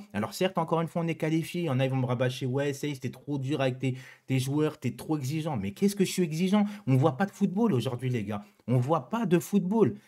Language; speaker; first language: French; native; French